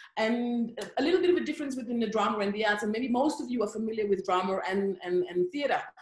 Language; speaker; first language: English; native; English